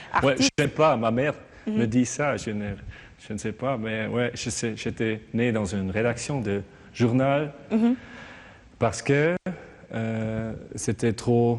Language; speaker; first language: French; non-native, learner; German